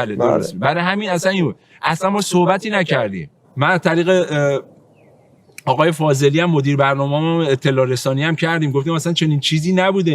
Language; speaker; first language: Persian; native; Persian